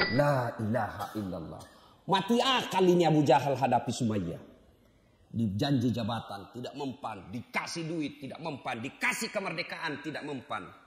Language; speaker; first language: Indonesian; non-native, local second language; Buginese